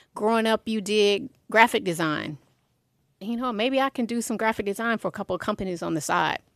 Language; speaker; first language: English; native; English